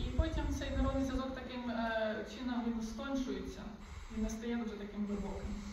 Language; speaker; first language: Ukrainian; native; Ukrainian